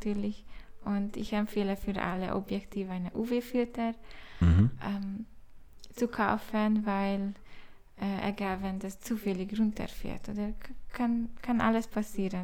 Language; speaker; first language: German; non-native, learner; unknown